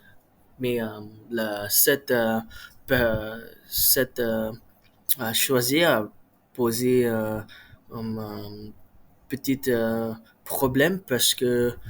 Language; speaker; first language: French; non-native, learner; Malay